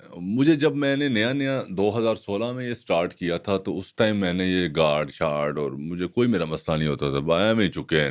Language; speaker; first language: Urdu; non-native, local second language; Punjabi